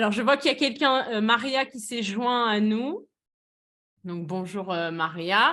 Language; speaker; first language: French; non-native, fluent; English